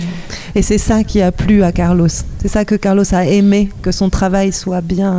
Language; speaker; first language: French; native; French